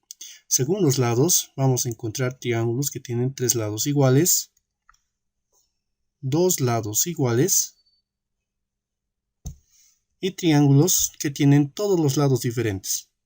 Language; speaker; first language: Spanish; native; Spanish